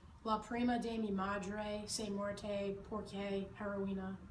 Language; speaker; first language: Spanish; non-native, learner; English